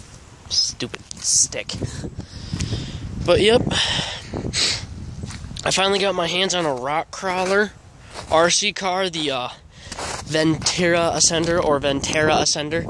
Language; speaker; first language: English; native; English